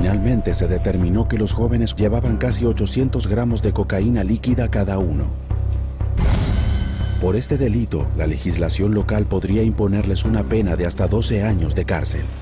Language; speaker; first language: Spanish; native; Spanish